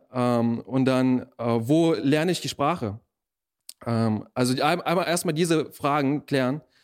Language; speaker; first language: German; early bilingual, other home language; Russian